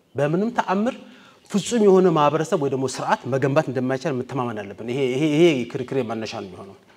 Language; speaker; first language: Amharic; non-native, local second language; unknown